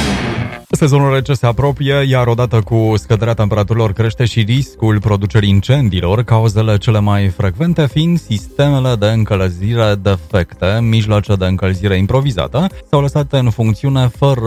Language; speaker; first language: Romanian; native; Romanian